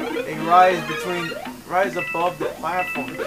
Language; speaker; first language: English; native; English